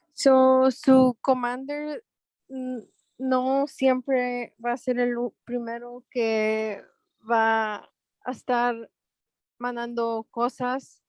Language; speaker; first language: Spanish; early bilingual, heritage; Spanish